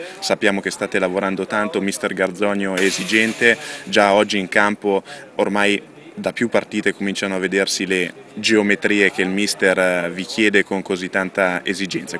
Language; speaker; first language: Italian; native; Italian